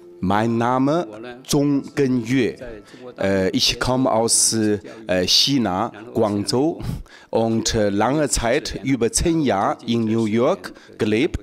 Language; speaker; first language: German; non-native, learner; Chinese